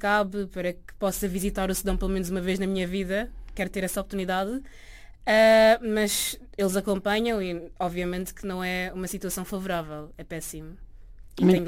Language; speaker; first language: Portuguese; early bilingual, other home language; Arabic